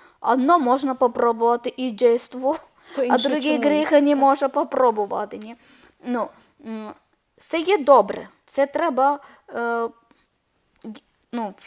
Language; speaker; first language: Ukrainian; non-native, learner; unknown